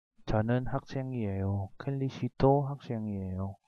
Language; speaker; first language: Korean; non-native, fluent; Vietnamese